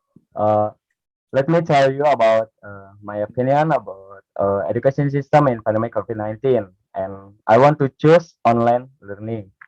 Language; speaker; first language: English; non-native, learner; Indonesian